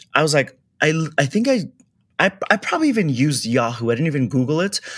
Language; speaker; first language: English; early bilingual, other home language; Persian